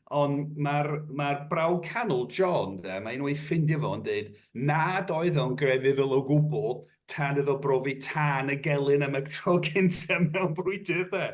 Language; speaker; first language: Welsh; non-native, fluent; English